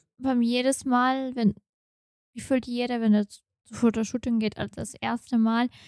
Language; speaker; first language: German; non-native, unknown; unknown